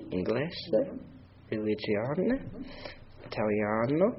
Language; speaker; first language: Italian; non-native, learner; English